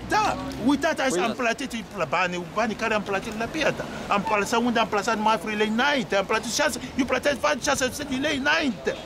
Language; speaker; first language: Romanian; non-native, learner; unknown